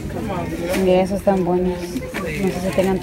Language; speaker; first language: Spanish; native; Spanish